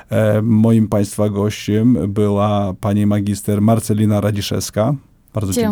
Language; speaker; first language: Polish; native; Polish